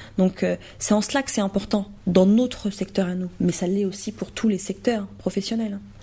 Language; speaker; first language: French; native; French